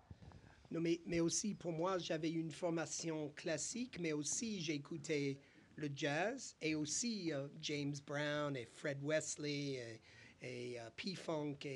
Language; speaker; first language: French; non-native, fluent; English